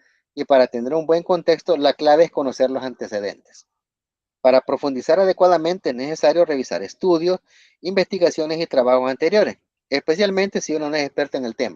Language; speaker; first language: Spanish; native; Spanish